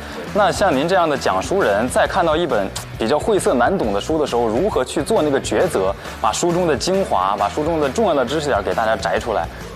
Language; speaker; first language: Chinese; native; Chinese